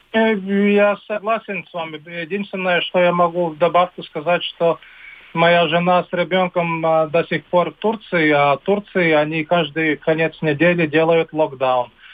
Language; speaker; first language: Russian; non-native, local second language; Latvian